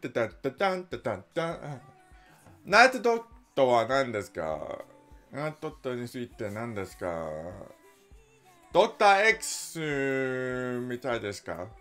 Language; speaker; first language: Japanese; non-native, learner; English